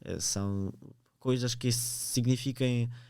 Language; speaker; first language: Portuguese; early bilingual, other home language; Ukrainian